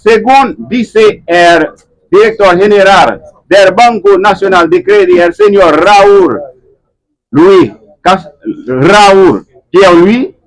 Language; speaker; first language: Spanish; non-native, learner; Haitian Creole